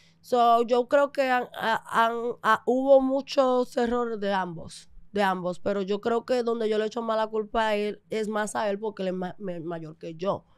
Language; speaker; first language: Spanish; early bilingual, other home language; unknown